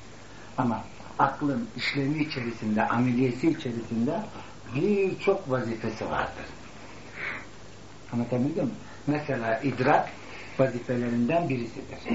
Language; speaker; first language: Turkish; native; Turkish